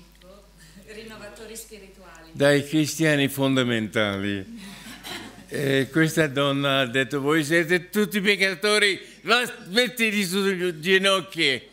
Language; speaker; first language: Italian; non-native, fluent; English